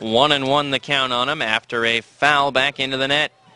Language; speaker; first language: English; native; English